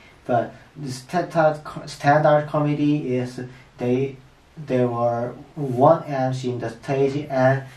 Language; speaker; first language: English; non-native, learner; Korean